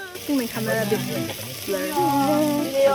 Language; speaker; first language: English; non-native, local second language; Malay